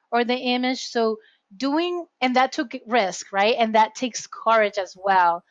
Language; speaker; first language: English; non-native, fluent; Spanish